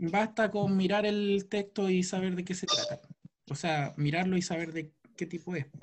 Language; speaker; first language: Spanish; native; Spanish